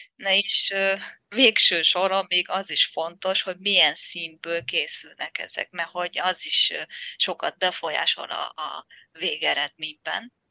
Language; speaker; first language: Hungarian; non-native, fluent; Japanese